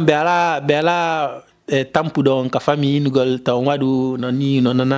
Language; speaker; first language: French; non-native, local second language; Fula